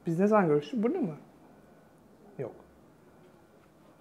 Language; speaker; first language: Turkish; native; Turkish